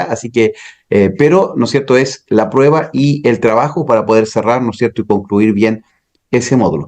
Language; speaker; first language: Spanish; native; Spanish